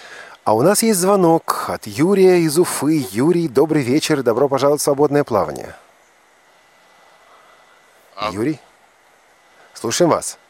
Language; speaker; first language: Russian; native; Russian